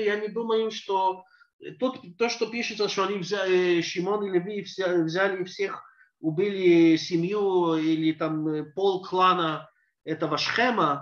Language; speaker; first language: Russian; early bilingual, heritage; Russian